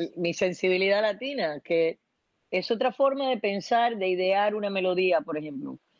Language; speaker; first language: Spanish; early bilingual, heritage; Spanish